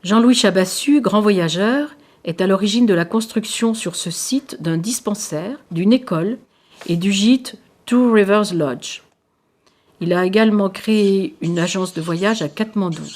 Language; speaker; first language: French; native; French